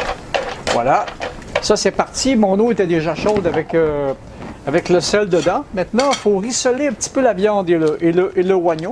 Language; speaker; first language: French; native; French